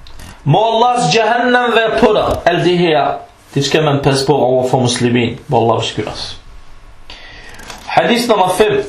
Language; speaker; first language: Danish; early bilingual, other home language; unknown